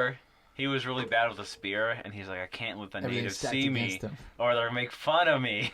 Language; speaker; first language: English; native; English